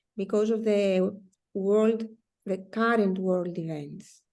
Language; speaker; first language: English; non-native, fluent; Greek